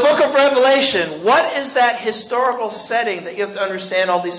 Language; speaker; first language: English; native; English